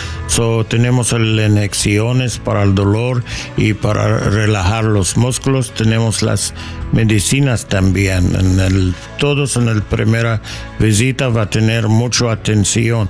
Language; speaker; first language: Spanish; non-native, learner; English